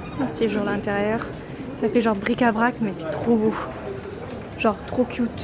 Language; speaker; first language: French; native; French